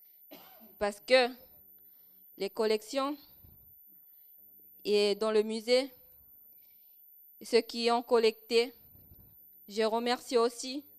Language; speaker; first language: French; non-native, local second language; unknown